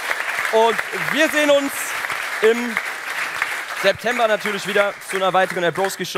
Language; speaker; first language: German; native; German